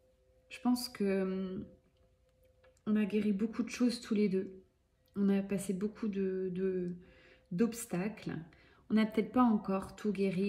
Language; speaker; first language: French; native; French